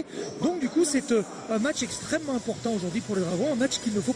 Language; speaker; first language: French; native; French